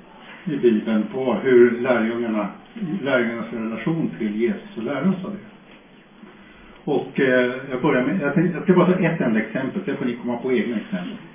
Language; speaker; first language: Swedish; non-native, fluent; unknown